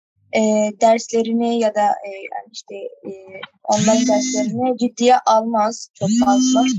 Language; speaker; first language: Turkish; early bilingual, other home language; Arabic